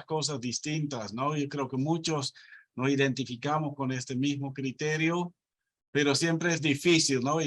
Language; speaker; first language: Spanish; non-native, fluent; Dutch